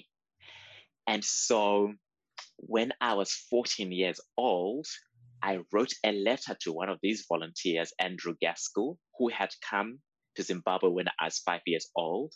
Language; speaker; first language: English; native; English